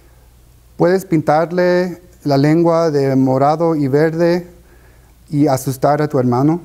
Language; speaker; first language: Spanish; early bilingual, heritage; Spanish